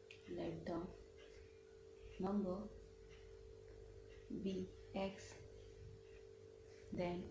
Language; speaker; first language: English; non-native, local second language; Hindi